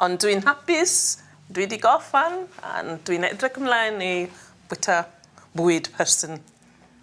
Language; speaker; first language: Welsh; non-native, learner; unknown